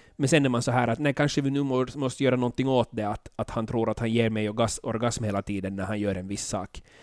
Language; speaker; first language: Swedish; native; Swedish